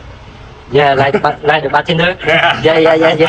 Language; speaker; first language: English; non-native, learner; Vietnamese